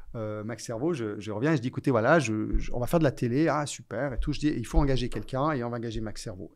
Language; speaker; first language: French; native; French